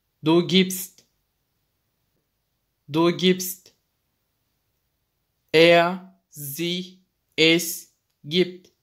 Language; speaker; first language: German; non-native, fluent; Turkish